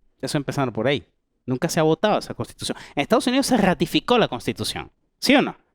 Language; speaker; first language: Spanish; native; Spanish